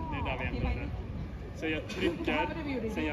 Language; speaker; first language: Swedish; native; Swedish